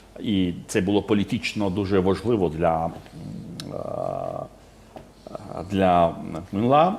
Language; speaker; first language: Ukrainian; non-native, fluent; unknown